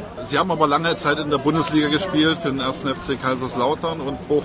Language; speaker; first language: German; native; German